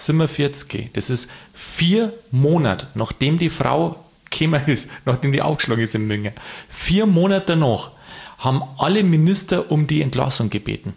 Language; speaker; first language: German; native; German